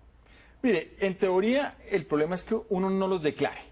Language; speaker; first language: Spanish; native; Spanish